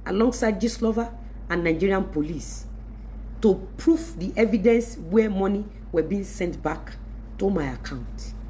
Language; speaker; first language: English; non-native, local second language; Yoruba